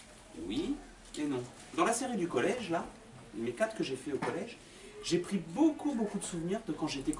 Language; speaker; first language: French; native; French